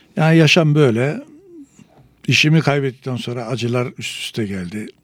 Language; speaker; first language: Turkish; native; Turkish